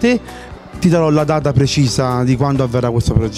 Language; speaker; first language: Italian; native; Italian